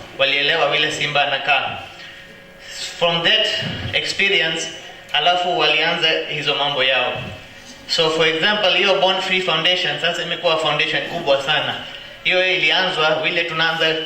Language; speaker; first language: Swahili; non-native, local second language; Luo (Kenya and Tanzania)